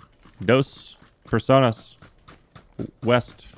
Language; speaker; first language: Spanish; non-native, learner; English